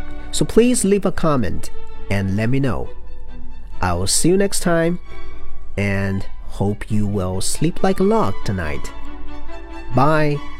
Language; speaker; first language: English; non-native, fluent; Chinese